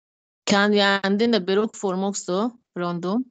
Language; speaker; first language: Swedish; non-native, learner; Arabic